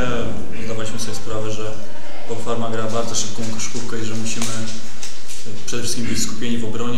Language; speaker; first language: Polish; native; Polish